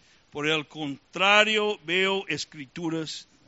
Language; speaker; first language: Spanish; non-native, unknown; English